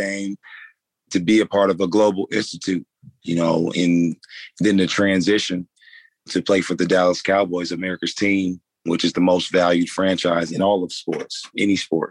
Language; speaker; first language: English; native; English